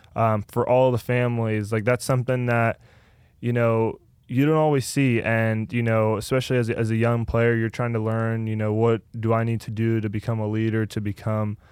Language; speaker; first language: English; early bilingual, other home language; Spanish